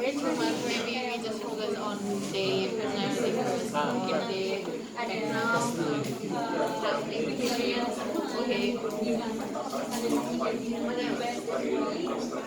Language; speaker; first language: English; non-native, learner; Indonesian